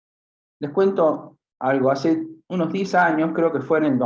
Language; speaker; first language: Spanish; native; Spanish